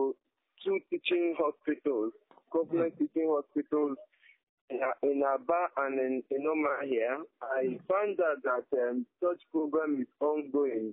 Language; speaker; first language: English; non-native, local second language; Igbo